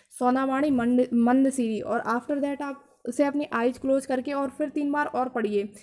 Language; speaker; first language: Hindi; native; Hindi